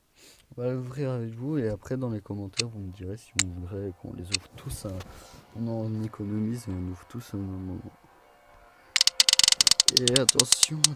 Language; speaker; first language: French; native; French